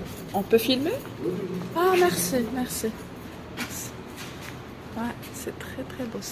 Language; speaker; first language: French; non-native, local second language; Arabic